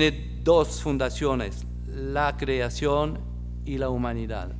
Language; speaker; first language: Spanish; non-native, fluent; French